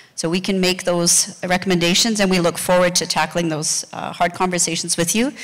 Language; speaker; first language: English; native; English